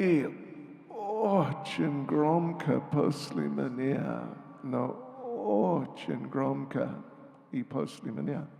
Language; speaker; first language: Russian; non-native, learner; English